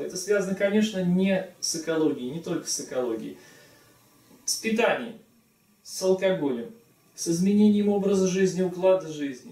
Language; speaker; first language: Russian; native; Russian